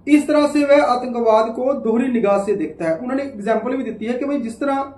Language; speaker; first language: Hindi; non-native, local second language; Punjabi